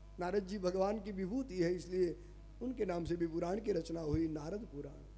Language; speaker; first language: Hindi; non-native, local second language; Gujarati